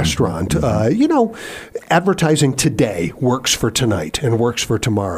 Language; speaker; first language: English; native; English